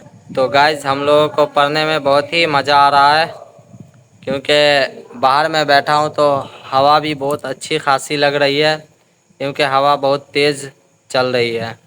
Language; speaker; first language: Hindi; native; Hindi